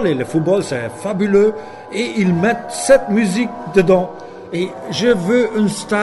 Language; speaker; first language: French; non-native, learner; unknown